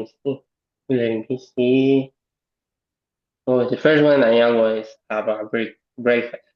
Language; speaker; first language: English; non-native, learner; Spanish